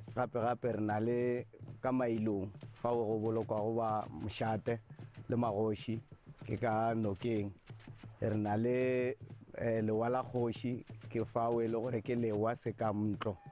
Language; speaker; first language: Northern Sotho; native; Northern Sotho